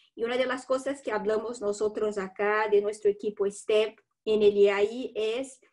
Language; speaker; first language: Spanish; native; Spanish